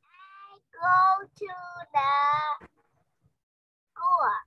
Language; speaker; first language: English; non-native, learner; Vietnamese